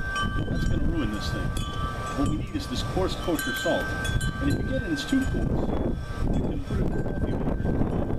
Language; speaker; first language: English; native; English